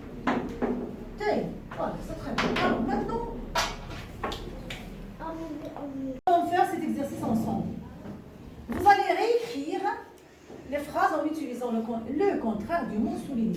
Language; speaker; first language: French; non-native, local second language; Arabic